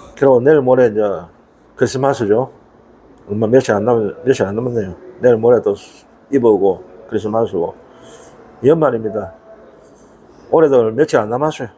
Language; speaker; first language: Korean; native; Korean